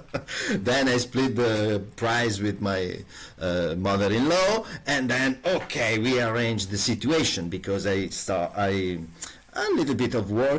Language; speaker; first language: English; non-native, learner; Italian